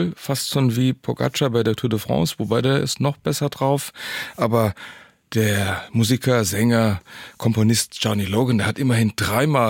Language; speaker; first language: German; native; German